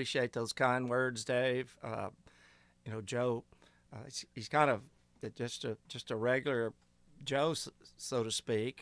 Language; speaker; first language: English; native; English